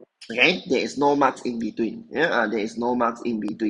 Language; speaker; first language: English; non-native, local second language; Chinese